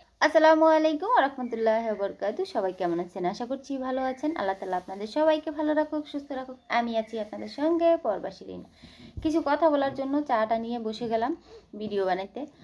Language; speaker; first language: Bangla; native; Bangla